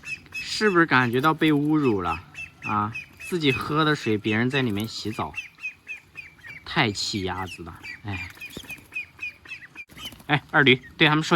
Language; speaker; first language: Chinese; native; Chinese